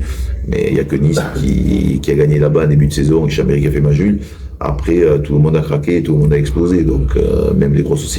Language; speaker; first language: French; native; French